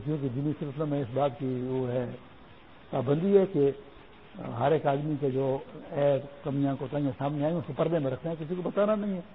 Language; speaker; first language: Urdu; non-native, local second language; Pashto